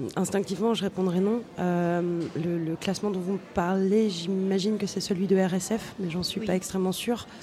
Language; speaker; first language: French; native; French